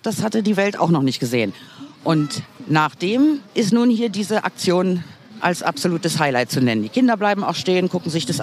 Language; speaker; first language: German; native; German